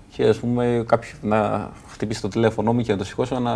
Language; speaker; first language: Greek; non-native, fluent; Kurdish